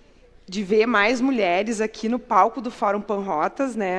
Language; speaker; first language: Portuguese; native; Portuguese